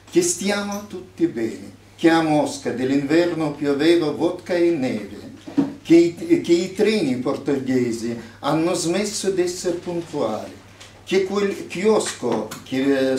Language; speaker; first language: Italian; non-native, fluent; Russian